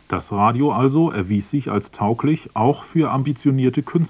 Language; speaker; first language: German; native; German